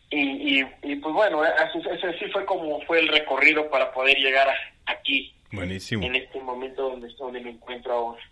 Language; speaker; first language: Spanish; native; Spanish